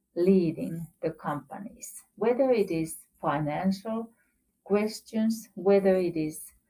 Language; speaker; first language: English; non-native, fluent; Finnish